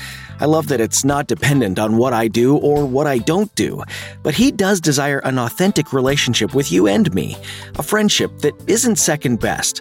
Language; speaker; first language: English; native; English